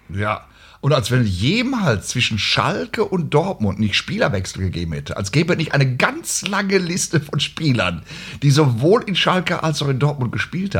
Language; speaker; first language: German; native; German